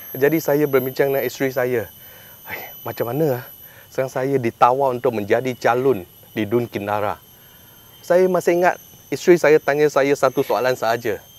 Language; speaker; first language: Malay; non-native, local second language; Chinese